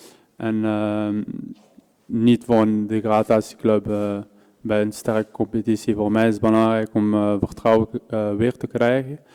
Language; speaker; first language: Dutch; non-native, local second language; French